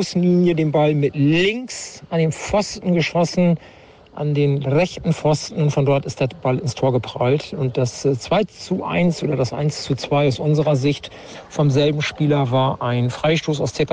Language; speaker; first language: German; native; German